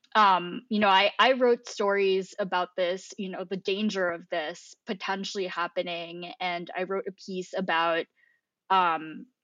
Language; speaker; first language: English; non-native, local second language; Filipino